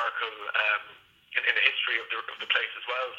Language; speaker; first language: English; native; English